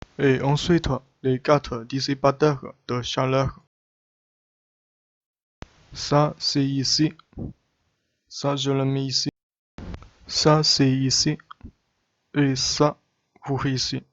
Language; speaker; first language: French; non-native, learner; Chinese